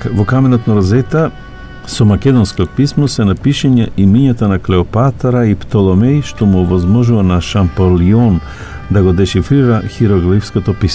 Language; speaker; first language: Macedonian; native; Macedonian